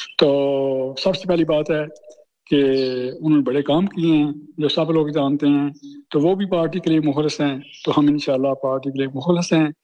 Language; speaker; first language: Urdu; non-native, local second language; Punjabi